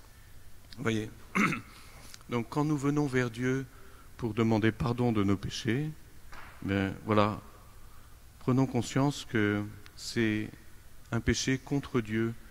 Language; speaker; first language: French; native; French